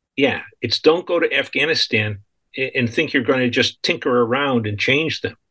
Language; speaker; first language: English; native; English